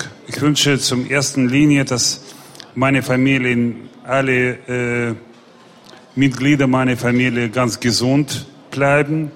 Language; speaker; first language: German; non-native, fluent; Russian